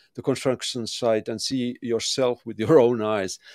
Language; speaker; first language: English; non-native, fluent; Finnish